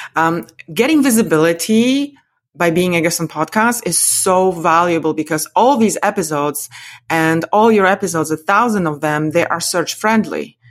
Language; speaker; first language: English; non-native, fluent; Polish